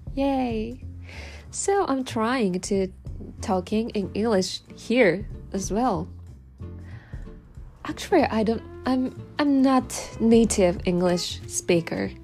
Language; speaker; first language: English; non-native, learner; Japanese